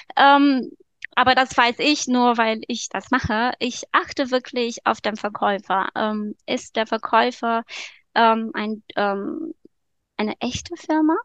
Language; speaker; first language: German; non-native, fluent; Romanian